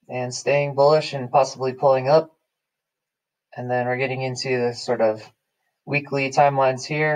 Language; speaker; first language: English; native; English